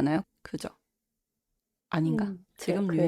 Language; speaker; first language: Korean; native; Korean